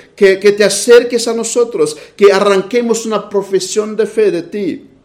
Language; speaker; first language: Spanish; non-native, fluent; Romanian